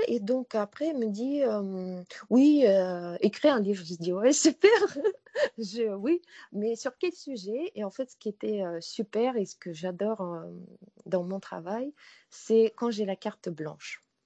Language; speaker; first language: French; non-native, fluent; Russian